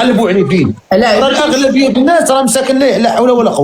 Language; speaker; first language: Arabic; native; Arabic